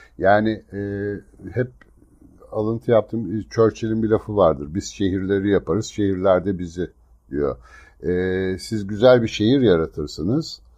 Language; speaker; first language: Turkish; native; Turkish